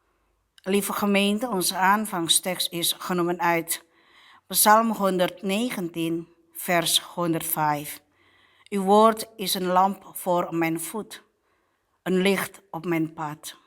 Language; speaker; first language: Dutch; non-native, fluent; Indonesian